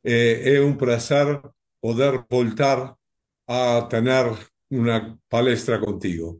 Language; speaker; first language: Portuguese; non-native, learner; Spanish